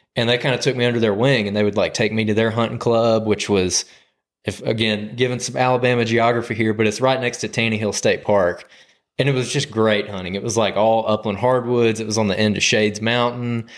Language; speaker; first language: English; native; English